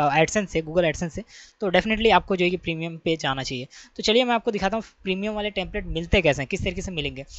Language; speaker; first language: Hindi; native; Hindi